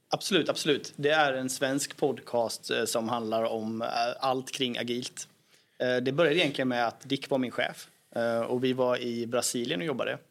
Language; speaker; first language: Swedish; native; Swedish